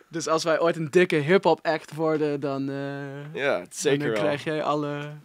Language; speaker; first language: Dutch; non-native, fluent; English